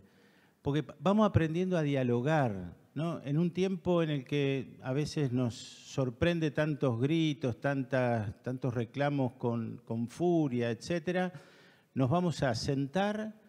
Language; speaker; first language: Spanish; native; Spanish